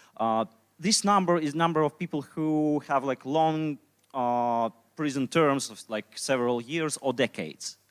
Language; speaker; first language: English; non-native, fluent; Russian